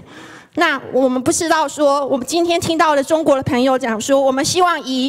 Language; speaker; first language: Chinese; native; Chinese